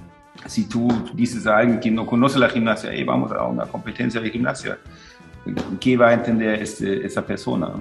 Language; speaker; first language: Spanish; non-native, fluent; German